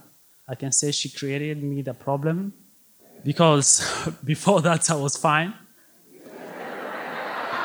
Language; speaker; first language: English; non-native, fluent; Rundi